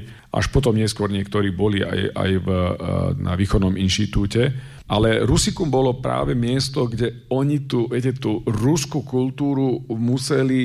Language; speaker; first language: Slovak; native; Slovak